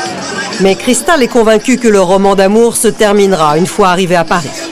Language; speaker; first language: French; native; French